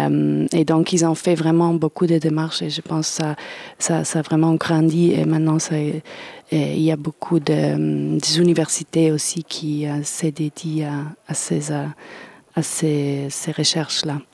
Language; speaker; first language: French; non-native, fluent; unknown